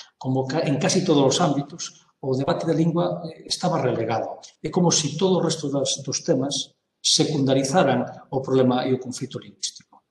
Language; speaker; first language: Galician; non-native, local second language; Spanish